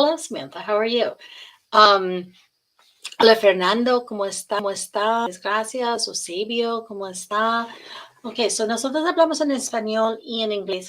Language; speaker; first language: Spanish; non-native, learner; English